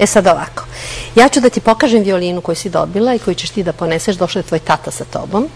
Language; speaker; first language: Serbian; native; Serbian